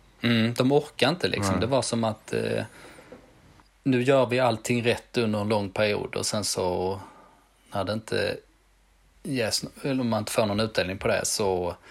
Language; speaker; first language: Swedish; native; Swedish